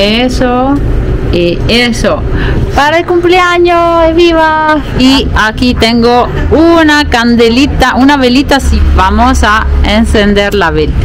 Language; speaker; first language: Spanish; non-native, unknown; Italian